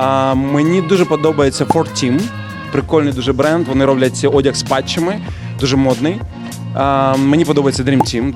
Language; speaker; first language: Ukrainian; native; Ukrainian